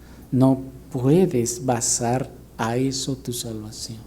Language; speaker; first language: Spanish; native; Spanish